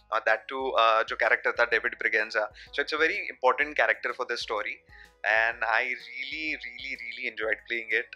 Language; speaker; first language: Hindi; non-native, local second language; Marathi